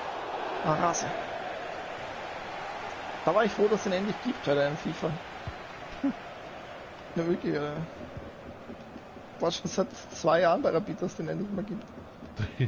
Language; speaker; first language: German; native; German